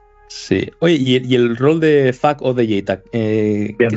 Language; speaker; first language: Spanish; native; Spanish